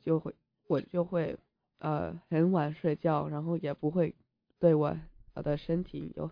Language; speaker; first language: Chinese; early bilingual, heritage; Chinese